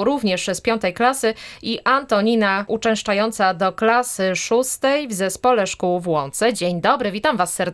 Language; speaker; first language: Polish; native; Polish